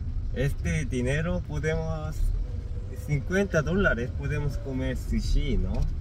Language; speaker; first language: Spanish; non-native, learner; Korean